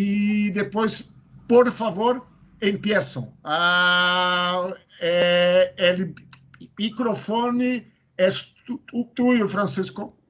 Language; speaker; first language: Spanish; non-native, learner; Portuguese